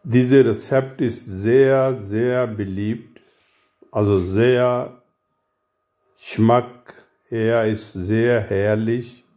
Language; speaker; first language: German; non-native, learner; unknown